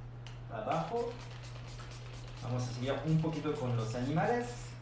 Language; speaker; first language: Spanish; non-native, fluent; French